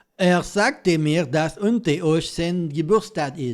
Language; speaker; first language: German; non-native, learner; French